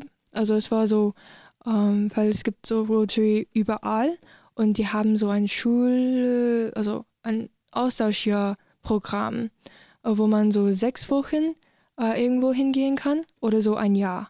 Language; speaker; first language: German; non-native, learner; English